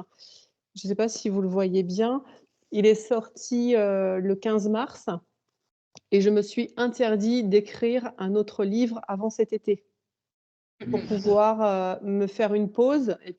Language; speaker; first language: French; native; French